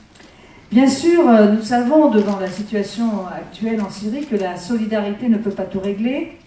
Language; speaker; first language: French; native; French